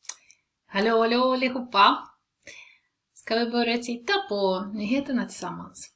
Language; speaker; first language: Swedish; non-native, fluent; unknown